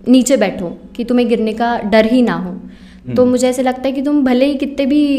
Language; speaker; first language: Hindi; non-native, local second language; Marathi